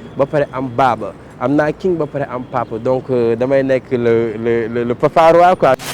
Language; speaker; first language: Wolof; native; Wolof